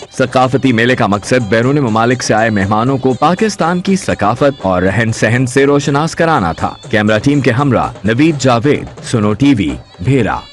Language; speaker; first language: Urdu; non-native, local second language; Punjabi